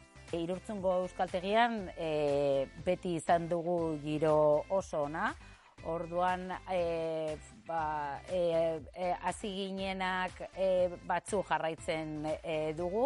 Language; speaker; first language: Basque; non-native, learner; Spanish